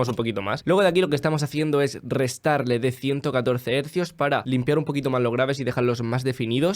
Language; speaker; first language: Spanish; native; Spanish